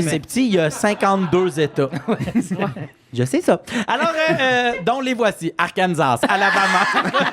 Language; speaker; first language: French; native; French